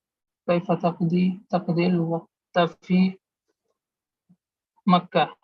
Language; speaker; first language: Arabic; non-native, learner; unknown